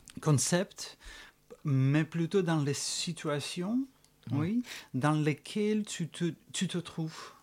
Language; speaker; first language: French; non-native, fluent; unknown